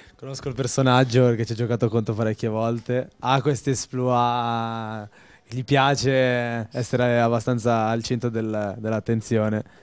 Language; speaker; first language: Italian; native; Italian